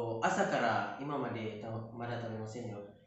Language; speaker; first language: Japanese; non-native, learner; Indonesian